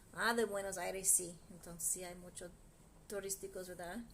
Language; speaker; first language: Spanish; non-native, fluent; English